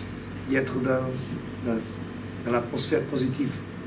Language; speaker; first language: French; non-native, fluent; Portuguese